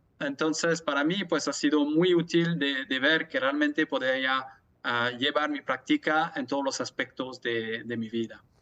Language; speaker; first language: Spanish; non-native, fluent; French